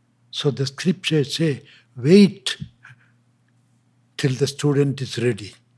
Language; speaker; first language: English; non-native, local second language; Tamil